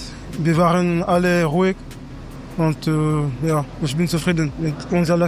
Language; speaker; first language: German; non-native, fluent; French